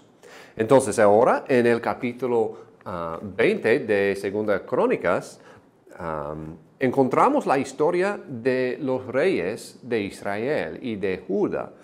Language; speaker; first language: Spanish; non-native, fluent; English